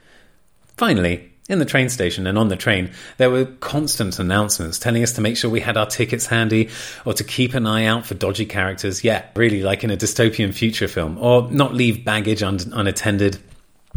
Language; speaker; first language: English; native; English